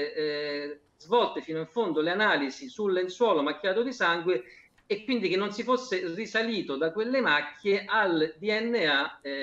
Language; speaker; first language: Italian; native; Italian